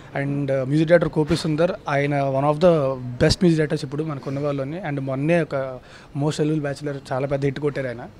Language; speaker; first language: Telugu; native; Telugu